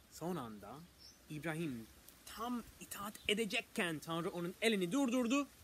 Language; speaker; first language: Turkish; non-native, fluent; English